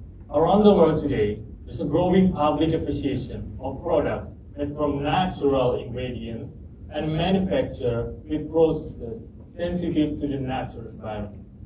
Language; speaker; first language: English; non-native, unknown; Indonesian